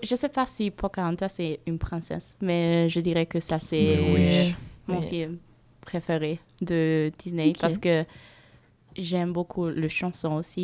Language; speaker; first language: French; non-native, fluent; German